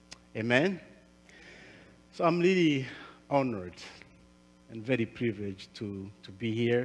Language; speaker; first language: English; non-native, local second language; Kinyarwanda